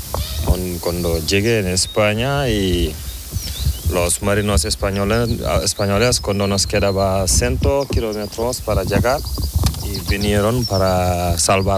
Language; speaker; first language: Spanish; non-native, learner; Fula